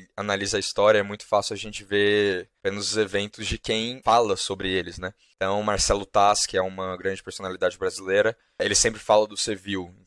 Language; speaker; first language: Portuguese; native; Portuguese